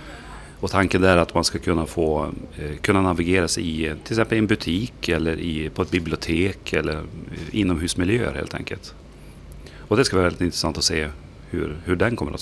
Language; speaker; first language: Swedish; native; Swedish